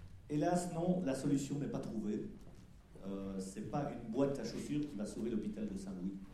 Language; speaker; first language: French; native; French